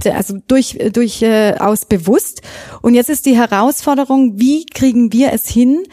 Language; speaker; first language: German; native; German